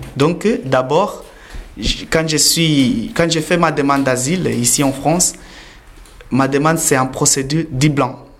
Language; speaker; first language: French; non-native, learner; Portuguese